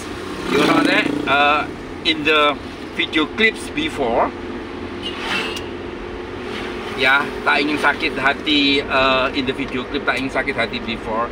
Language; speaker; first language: English; non-native, learner; Indonesian